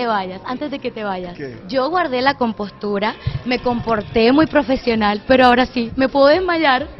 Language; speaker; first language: Spanish; native; Spanish